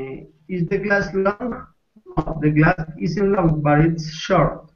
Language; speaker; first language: English; non-native, learner; Spanish